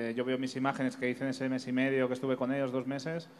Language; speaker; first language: Spanish; native; Spanish